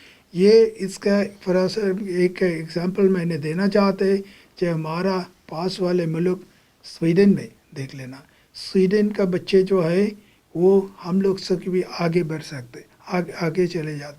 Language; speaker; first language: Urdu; non-native, fluent; Bangla